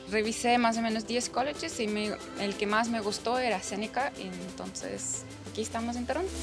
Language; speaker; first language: Spanish; non-native, fluent; Ukrainian